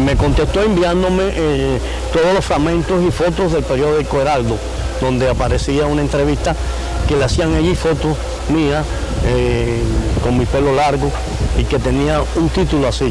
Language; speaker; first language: Spanish; native; Spanish